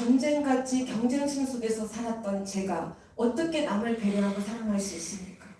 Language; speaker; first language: Korean; native; Korean